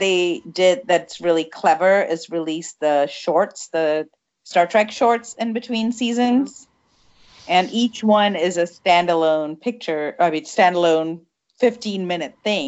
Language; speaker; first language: English; non-native, local second language; Tamil